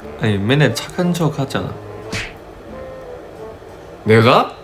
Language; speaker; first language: Korean; non-native, fluent; Chinese